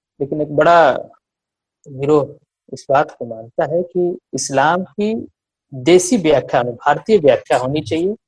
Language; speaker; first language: Hindi; native; Hindi